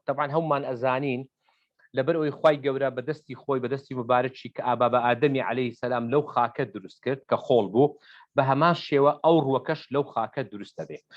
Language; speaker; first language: Central Kurdish; native; Central Kurdish